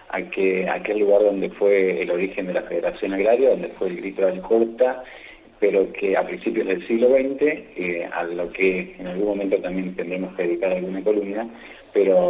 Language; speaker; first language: Spanish; native; Spanish